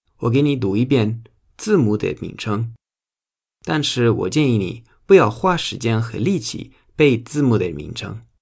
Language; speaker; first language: Chinese; non-native, fluent; Spanish